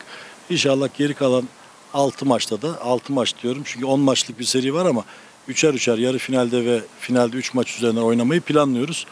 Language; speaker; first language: Turkish; native; Turkish